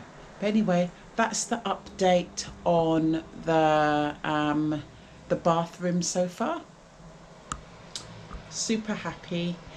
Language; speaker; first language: English; native; English